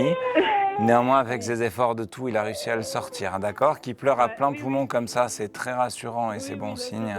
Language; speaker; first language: French; native; French